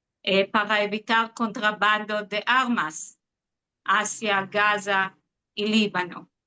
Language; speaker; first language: Spanish; non-native, fluent; Hebrew